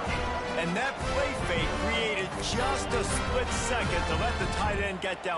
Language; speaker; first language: English; native; English